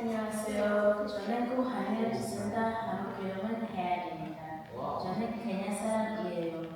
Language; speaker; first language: Korean; non-native, learner; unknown